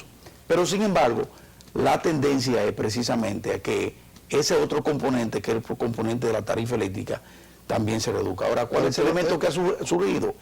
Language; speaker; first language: Spanish; native; Spanish